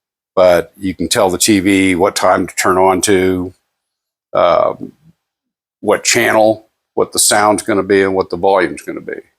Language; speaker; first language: English; native; English